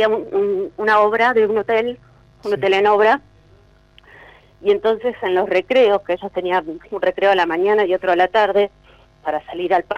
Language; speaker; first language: Spanish; native; Spanish